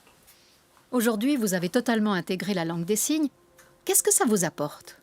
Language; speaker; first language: French; native; French